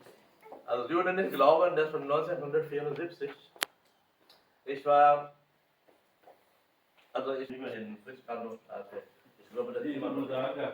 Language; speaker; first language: German; non-native, learner; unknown